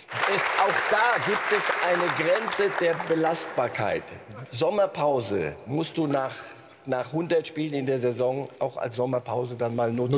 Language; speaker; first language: German; native; German